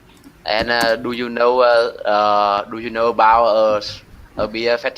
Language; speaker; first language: English; non-native, learner; Vietnamese